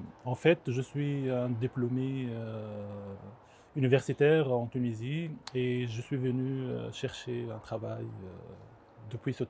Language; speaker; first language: French; non-native, local second language; Arabic